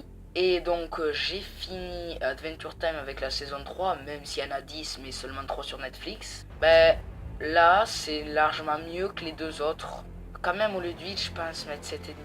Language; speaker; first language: French; native; French